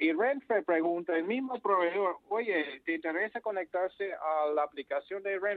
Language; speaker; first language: Spanish; non-native, fluent; English